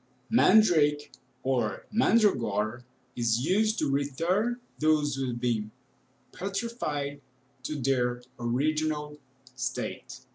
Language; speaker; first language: English; non-native, fluent; Portuguese